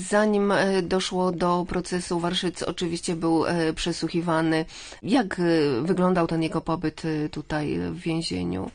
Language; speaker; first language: Polish; native; Polish